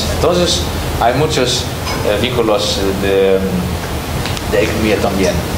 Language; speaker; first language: Spanish; non-native, learner; Dutch